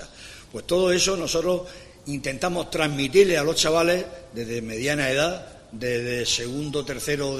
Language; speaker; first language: Spanish; native; Spanish